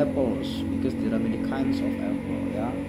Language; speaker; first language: English; non-native, learner; Indonesian